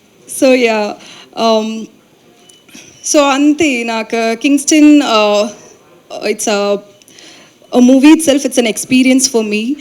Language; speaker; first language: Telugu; non-native, learner; Tamil